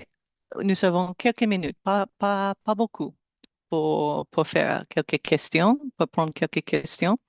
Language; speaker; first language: French; non-native, learner; English